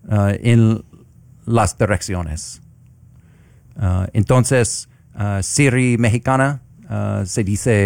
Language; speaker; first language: Spanish; non-native, learner; English